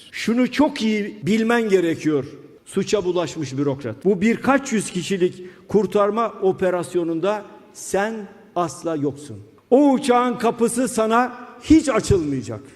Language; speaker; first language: Turkish; native; Turkish